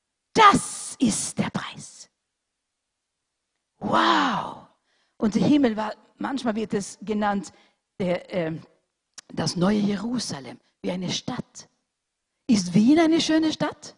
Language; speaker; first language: German; non-native, fluent; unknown